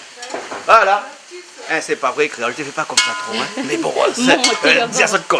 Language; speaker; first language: French; native; French